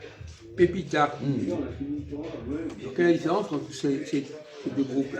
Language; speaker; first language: French; native; French